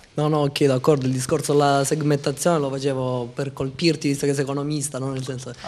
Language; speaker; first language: Italian; native; Italian